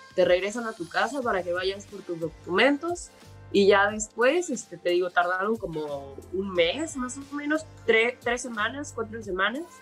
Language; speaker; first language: Spanish; native; Spanish